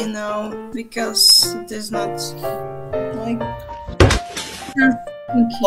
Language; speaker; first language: English; non-native, learner; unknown